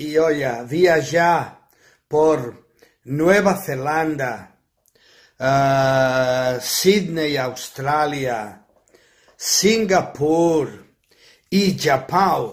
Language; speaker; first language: Portuguese; non-native, fluent; Spanish